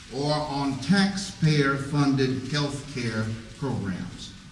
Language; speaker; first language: English; native; English